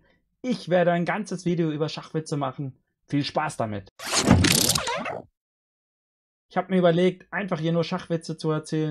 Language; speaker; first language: German; native; German